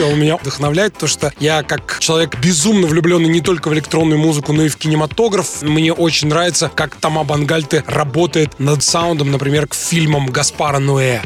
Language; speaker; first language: Russian; native; Russian